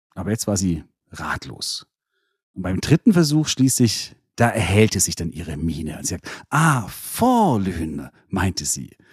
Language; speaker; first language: German; native; German